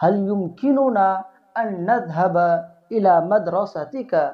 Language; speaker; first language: Arabic; non-native, fluent; Urdu